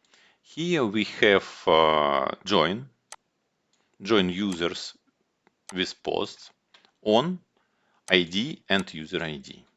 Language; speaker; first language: English; non-native, fluent; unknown